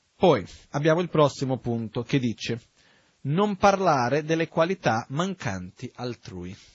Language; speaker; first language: Italian; non-native, fluent; Portuguese